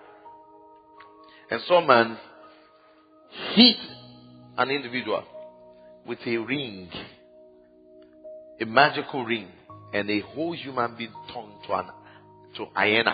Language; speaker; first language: English; non-native, local second language; Yoruba